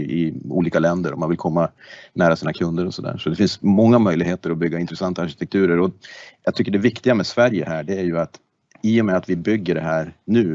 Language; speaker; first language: Swedish; native; Swedish